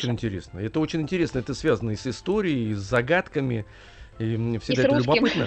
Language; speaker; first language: Russian; native; Russian